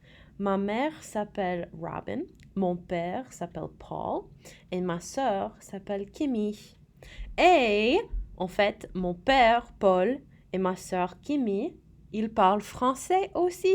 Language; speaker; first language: French; non-native, fluent; English